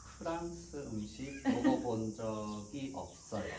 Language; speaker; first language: Korean; non-native, learner; English